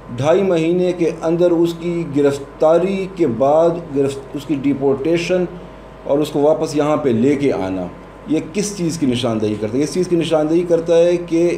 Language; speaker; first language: Urdu; non-native, local second language; Pashto